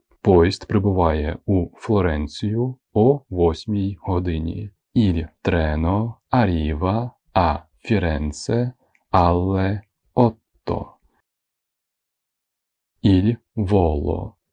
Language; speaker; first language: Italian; non-native, fluent; Ukrainian